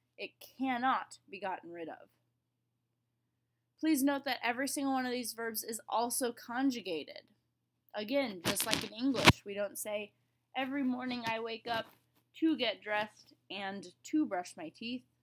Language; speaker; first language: English; native; English